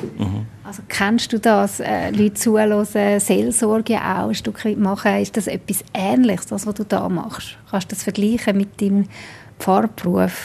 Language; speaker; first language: German; native; German